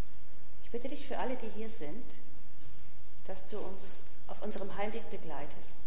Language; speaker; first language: German; native; German